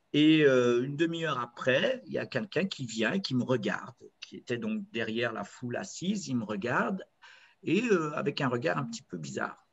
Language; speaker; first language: French; native; French